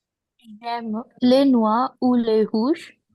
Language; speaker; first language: French; non-native, learner; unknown